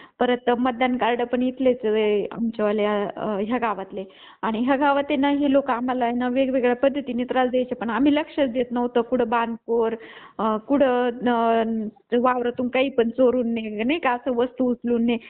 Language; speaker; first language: Marathi; native; Marathi